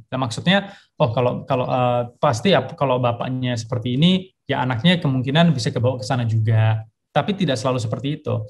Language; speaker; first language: Indonesian; early bilingual, heritage; Indonesian